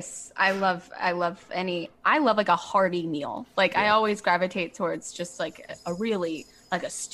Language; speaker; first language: English; native; English